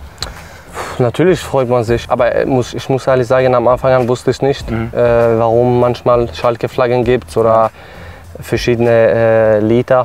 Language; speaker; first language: German; non-native, fluent; Swedish